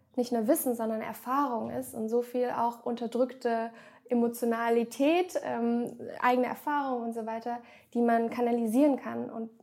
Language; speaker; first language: German; native; German